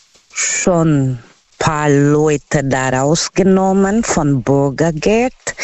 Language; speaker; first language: German; non-native, fluent; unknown